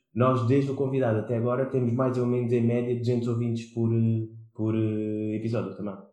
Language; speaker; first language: Portuguese; non-native, local second language; Kabuverdianu